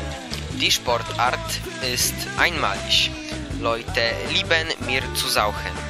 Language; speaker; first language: German; non-native, learner; Polish